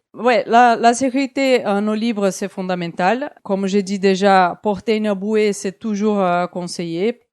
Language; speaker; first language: French; non-native, fluent; Portuguese